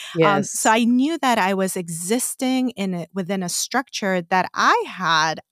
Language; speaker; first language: English; non-native, fluent; Korean